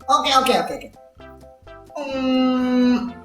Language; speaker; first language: English; non-native, learner; Indonesian